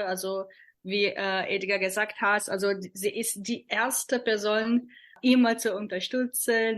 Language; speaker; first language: German; non-native, fluent; Portuguese